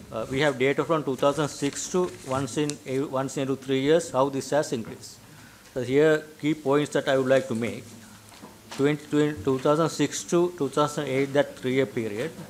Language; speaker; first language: English; non-native, local second language; Sinhala